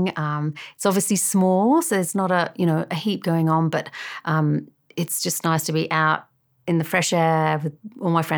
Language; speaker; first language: English; native; English